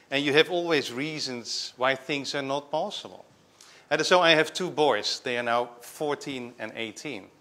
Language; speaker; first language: English; non-native, fluent; Dutch